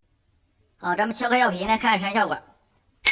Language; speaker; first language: Chinese; native; Chinese